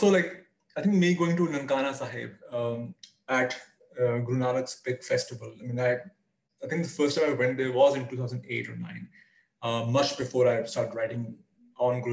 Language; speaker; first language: English; non-native, local second language; Urdu